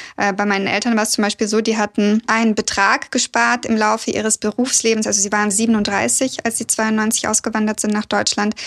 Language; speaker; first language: German; early bilingual, other home language; Russian